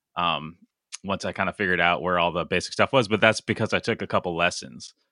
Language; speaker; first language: English; native; English